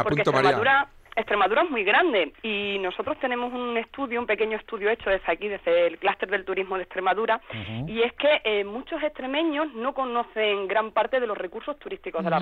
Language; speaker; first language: Spanish; native; Spanish